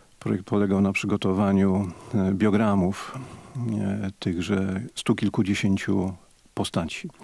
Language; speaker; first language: Polish; native; Polish